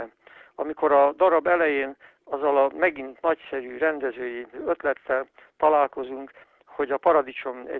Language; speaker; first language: Hungarian; native; Hungarian